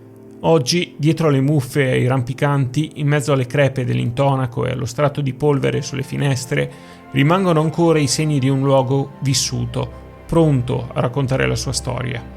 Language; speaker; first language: Italian; native; Italian